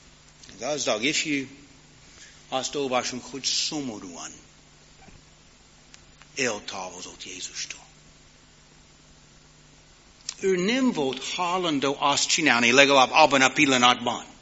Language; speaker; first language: Hungarian; non-native, learner; English